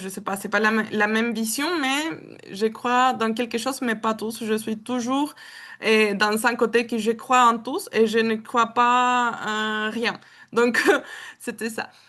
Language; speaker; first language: French; non-native, learner; Spanish